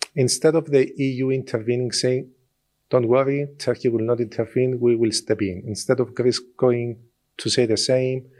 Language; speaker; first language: English; non-native, fluent; Greek